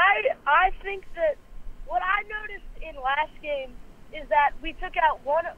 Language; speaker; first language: English; native; English